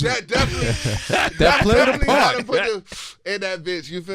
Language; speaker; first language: English; native; English